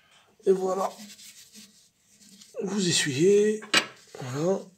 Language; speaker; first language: French; non-native, local second language; Arabic